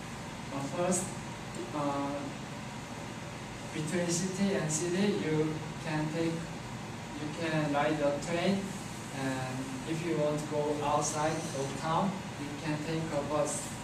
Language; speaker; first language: English; non-native, learner; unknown